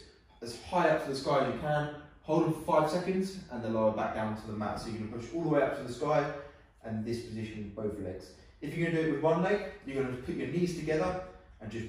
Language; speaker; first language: English; native; English